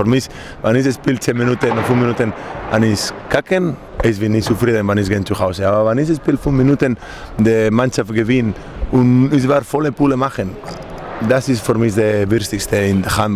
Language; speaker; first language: German; non-native, learner; Spanish